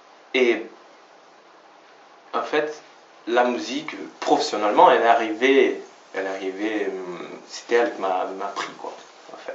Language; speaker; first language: French; non-native, fluent; Portuguese